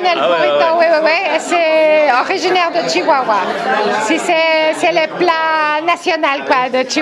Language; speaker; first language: French; non-native, fluent; Spanish